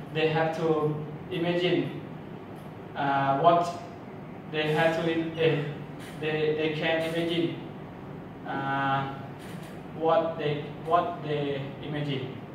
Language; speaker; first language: English; non-native, learner; Thai